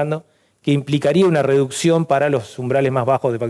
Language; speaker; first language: Spanish; native; Spanish